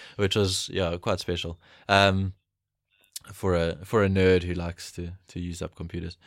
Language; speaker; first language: English; native; English